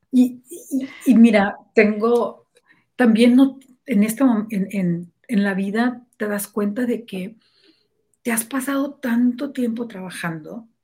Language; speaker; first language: Spanish; native; Spanish